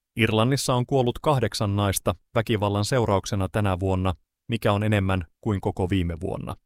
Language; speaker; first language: Finnish; native; Finnish